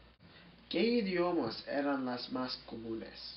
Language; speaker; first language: Spanish; non-native, learner; English